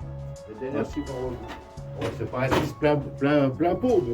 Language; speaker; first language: French; native; French